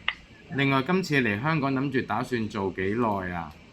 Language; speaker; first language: Cantonese; native; Cantonese